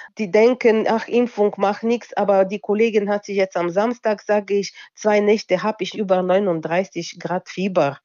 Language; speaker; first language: German; non-native, local second language; Bulgarian